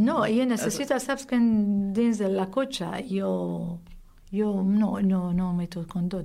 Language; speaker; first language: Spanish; non-native, learner; Arabic